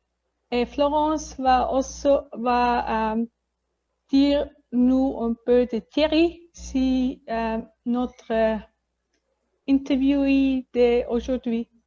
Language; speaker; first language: French; non-native, learner; Spanish